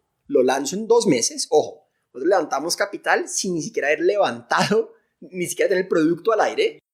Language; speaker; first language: Spanish; native; Spanish